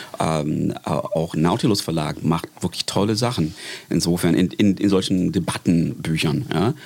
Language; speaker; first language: German; non-native, fluent; English